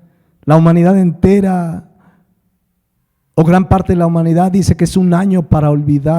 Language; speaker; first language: Spanish; native; Spanish